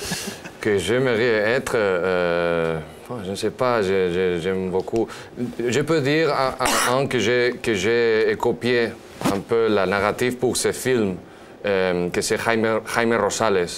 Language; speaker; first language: French; non-native, learner; Spanish